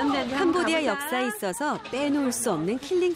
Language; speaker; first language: Korean; native; Korean